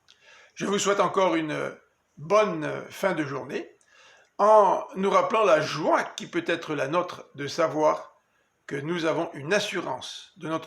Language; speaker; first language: French; native; French